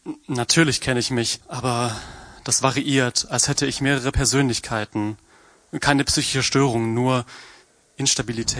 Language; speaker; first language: German; native; German